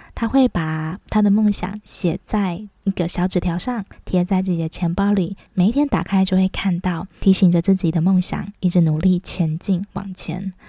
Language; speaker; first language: Chinese; native; Chinese